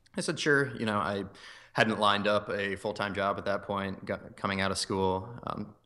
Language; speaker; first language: English; native; English